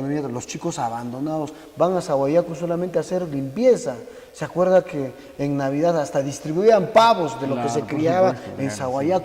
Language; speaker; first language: Spanish; native; Spanish